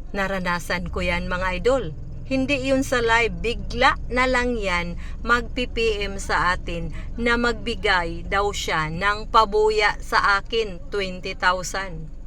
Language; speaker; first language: Filipino; non-native, local second language; Cebuano